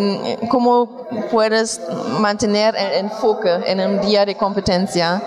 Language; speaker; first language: Spanish; non-native, fluent; German